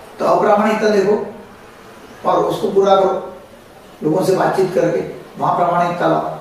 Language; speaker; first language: Hindi; non-native, local second language; Marathi